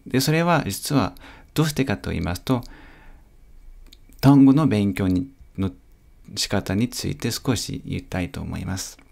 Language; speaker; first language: Japanese; non-native, fluent; French